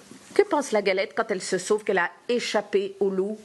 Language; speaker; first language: French; native; French